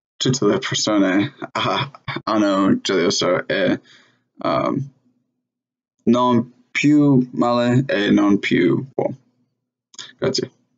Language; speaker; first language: Italian; non-native, learner; English